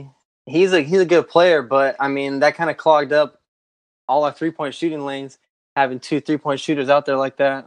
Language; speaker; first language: English; native; English